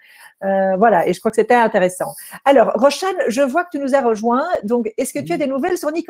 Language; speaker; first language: French; native; French